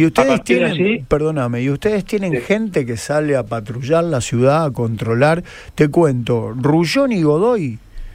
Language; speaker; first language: Spanish; native; Spanish